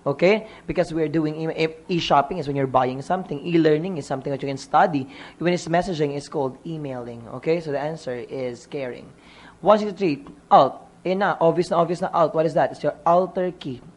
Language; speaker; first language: English; non-native, local second language; Filipino